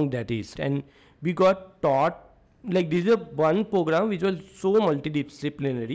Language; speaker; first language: English; non-native, local second language; Gujarati